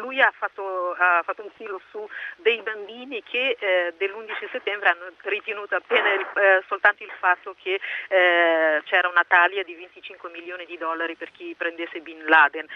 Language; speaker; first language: Italian; non-native, fluent; Portuguese